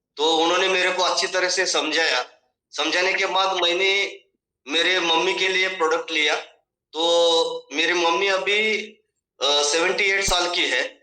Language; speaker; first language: Hindi; non-native, local second language; Marathi